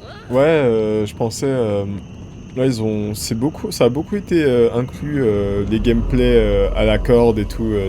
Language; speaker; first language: French; native; French